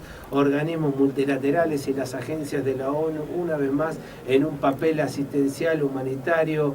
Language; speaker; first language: Spanish; native; Spanish